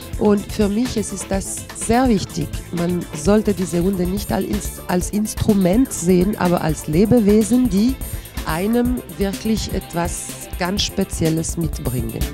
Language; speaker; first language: German; non-native, local second language; Italian